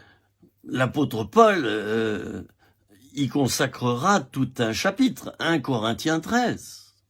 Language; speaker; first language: French; native; French